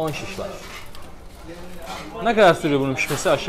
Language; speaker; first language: Turkish; native; Turkish